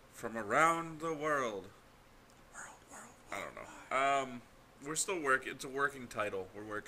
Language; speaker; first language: English; native; English